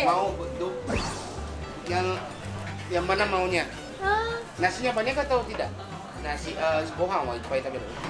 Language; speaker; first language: Indonesian; non-native, fluent; Japanese